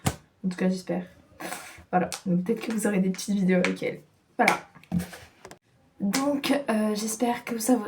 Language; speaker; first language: French; native; French